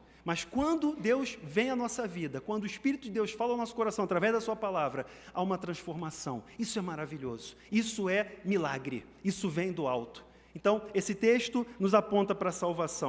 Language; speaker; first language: Portuguese; native; Portuguese